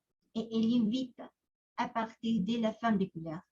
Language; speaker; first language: French; non-native, learner; Spanish